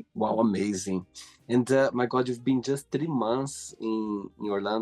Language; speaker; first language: English; non-native, fluent; Portuguese